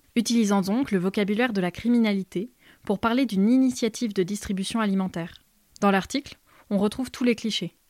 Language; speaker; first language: French; native; French